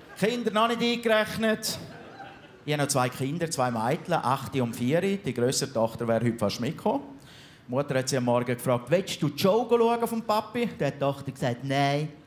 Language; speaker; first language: German; native; German